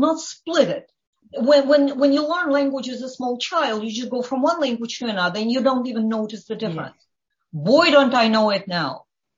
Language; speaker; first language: English; non-native, fluent; Ukrainian